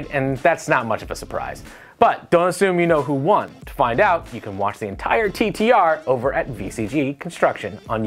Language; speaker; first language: English; native; English